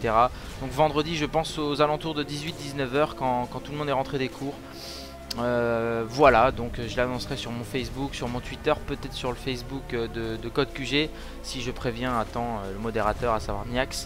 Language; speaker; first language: French; native; French